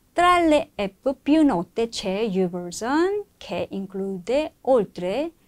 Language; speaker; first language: Italian; non-native, fluent; Korean